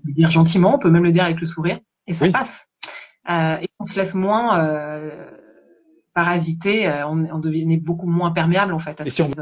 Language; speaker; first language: French; native; French